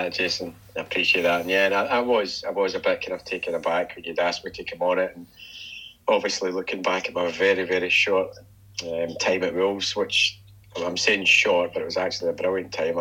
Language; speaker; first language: English; native; English